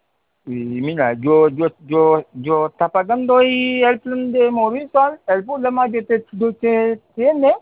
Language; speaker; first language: Spanish; non-native, learner; Haitian Creole